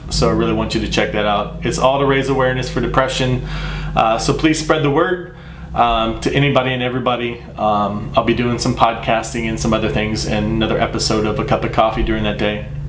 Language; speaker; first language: English; native; English